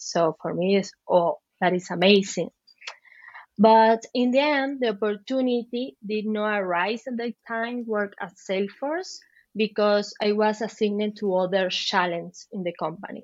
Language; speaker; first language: English; non-native, learner; Spanish